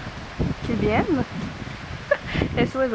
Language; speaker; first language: Spanish; non-native, learner; French